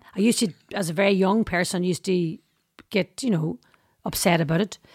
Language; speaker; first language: English; native; English